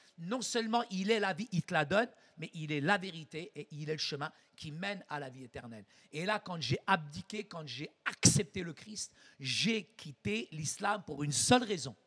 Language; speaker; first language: French; early bilingual, other home language; Arabic